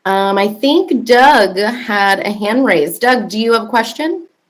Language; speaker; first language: English; native; English